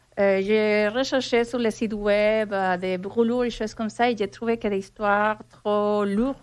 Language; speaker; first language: French; non-native, fluent; Spanish